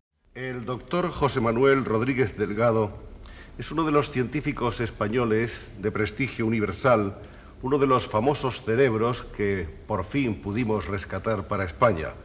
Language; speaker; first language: Spanish; native; Spanish